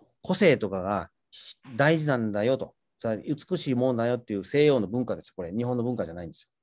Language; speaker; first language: Japanese; native; Japanese